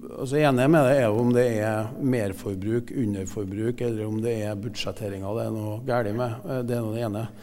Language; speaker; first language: Norwegian; native; Norwegian